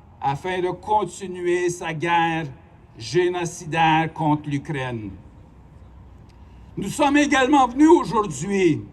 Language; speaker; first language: French; non-native, local second language; Ukrainian